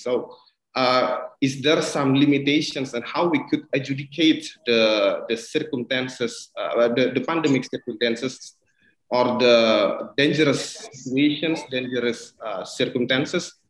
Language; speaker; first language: English; non-native, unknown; Indonesian